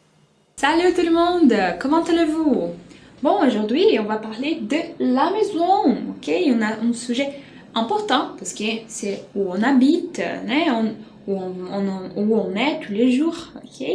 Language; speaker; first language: French; non-native, fluent; Portuguese